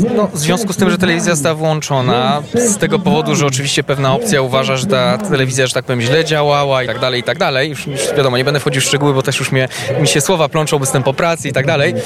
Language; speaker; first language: Polish; early bilingual, heritage; Polish